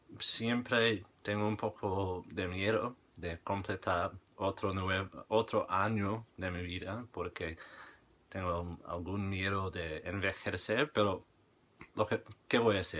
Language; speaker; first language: Spanish; non-native, fluent; English